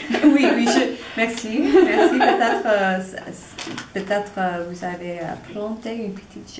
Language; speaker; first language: French; non-native, fluent; English